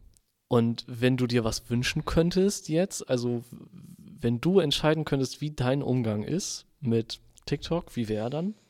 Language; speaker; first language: German; native; German